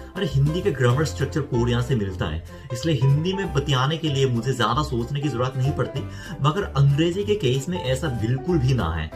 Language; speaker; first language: Hindi; non-native, fluent; Korean